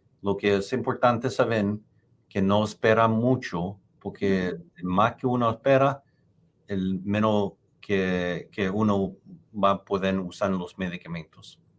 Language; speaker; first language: Spanish; non-native, fluent; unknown